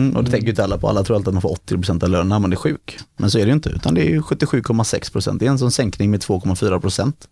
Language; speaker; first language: Swedish; native; Swedish